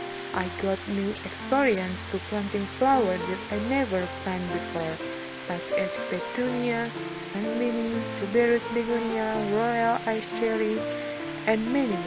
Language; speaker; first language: English; non-native, learner; Indonesian